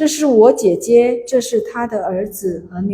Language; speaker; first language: Chinese; non-native, fluent; Indonesian